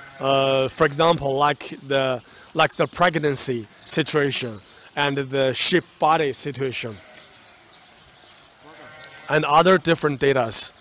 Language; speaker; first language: English; non-native, fluent; Chinese